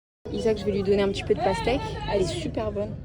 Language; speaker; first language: French; native; French